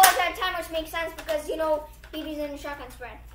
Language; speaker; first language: English; native; English